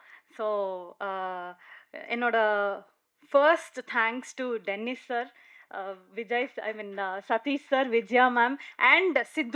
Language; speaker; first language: Tamil; non-native, learner; Kannada